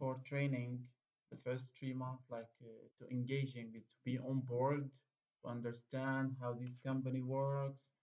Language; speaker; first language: English; non-native, fluent; Arabic